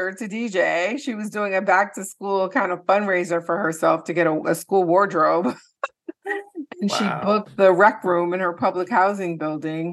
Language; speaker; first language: English; native; English